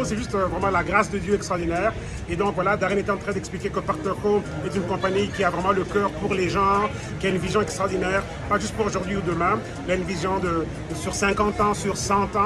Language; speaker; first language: French; native; French